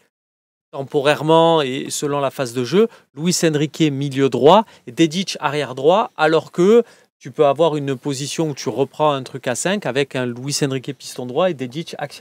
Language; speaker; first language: French; native; French